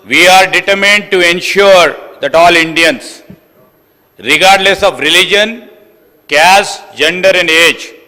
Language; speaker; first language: English; non-native, local second language; Telugu